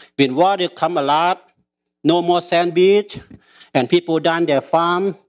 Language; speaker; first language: English; early bilingual, other home language; Lao